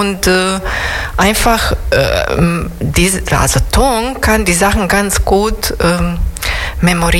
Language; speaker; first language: German; non-native, fluent; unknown